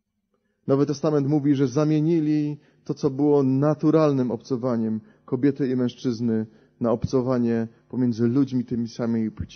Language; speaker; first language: Polish; native; Polish